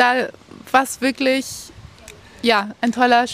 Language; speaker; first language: German; native; German